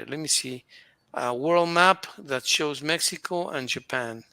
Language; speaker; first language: English; non-native, fluent; Spanish